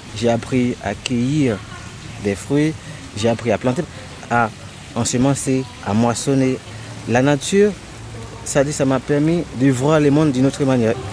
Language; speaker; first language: French; non-native, local second language; Haitian Creole